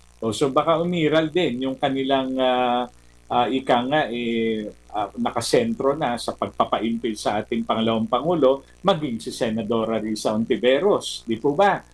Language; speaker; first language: Filipino; native; Filipino